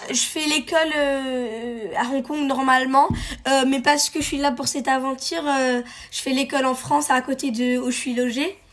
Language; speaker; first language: French; early bilingual, heritage; French